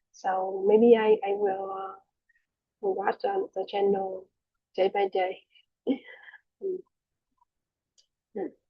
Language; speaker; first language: English; non-native, learner; Vietnamese